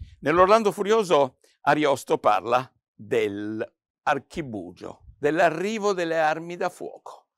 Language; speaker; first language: Italian; native; Italian